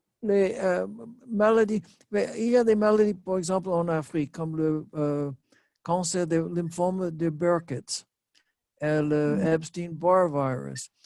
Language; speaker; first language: French; non-native, learner; English